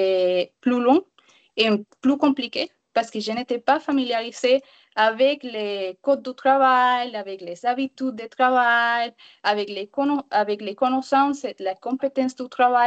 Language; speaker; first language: French; non-native, learner; Spanish